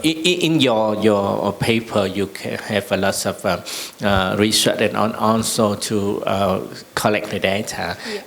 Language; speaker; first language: English; non-native, learner; Vietnamese